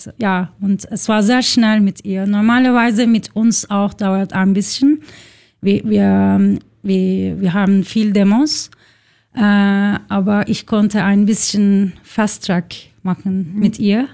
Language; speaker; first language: German; non-native, learner; Turkish